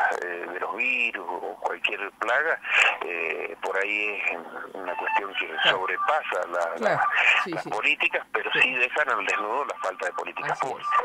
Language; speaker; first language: Spanish; native; Spanish